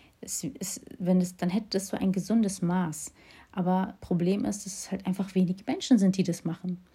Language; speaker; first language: German; early bilingual, other home language; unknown